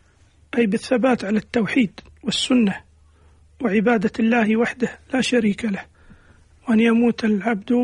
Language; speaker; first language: Arabic; native; Arabic